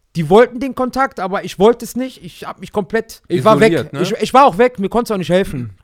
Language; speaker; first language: German; native; German